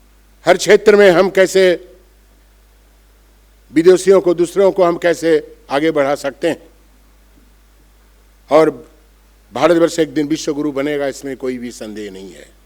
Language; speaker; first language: Hindi; non-native, local second language; Bangla